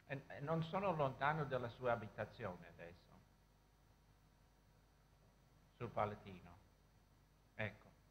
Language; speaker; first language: Italian; non-native, fluent; English